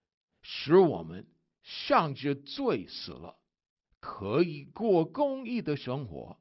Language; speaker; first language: Chinese; native; Chinese